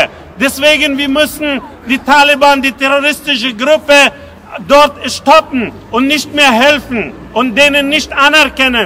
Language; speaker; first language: German; non-native, fluent; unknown